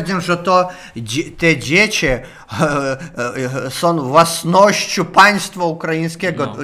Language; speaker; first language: Polish; non-native, learner; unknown